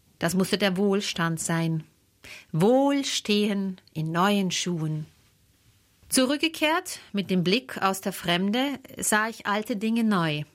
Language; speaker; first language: German; native; German